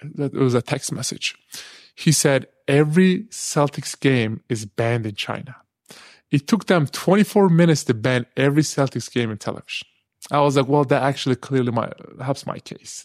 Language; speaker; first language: English; non-native, fluent; Turkish